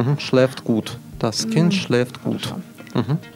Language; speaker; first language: German; non-native, learner; Russian